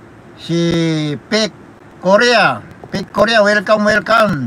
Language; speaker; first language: English; non-native, local second language; Filipino